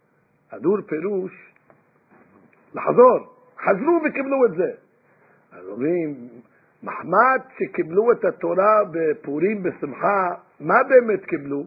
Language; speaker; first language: Hebrew; non-native, fluent; English